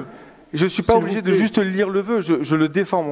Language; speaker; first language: French; native; French